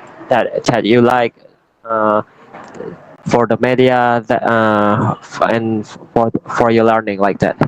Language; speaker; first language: English; non-native, learner; Indonesian